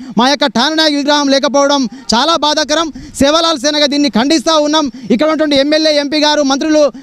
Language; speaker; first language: Telugu; non-native, local second language; Lambadi